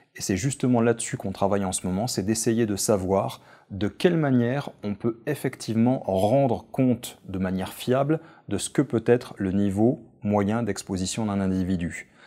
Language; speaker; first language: French; native; French